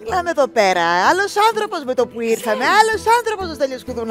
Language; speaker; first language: Greek; native; Greek